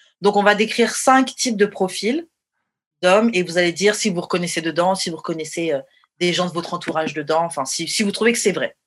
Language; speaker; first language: French; native; French